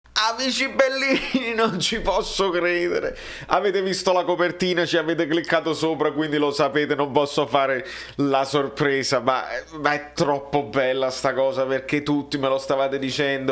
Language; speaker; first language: Italian; native; Italian